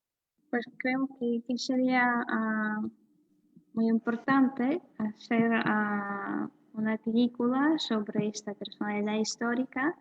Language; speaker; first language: Spanish; non-native, fluent; Russian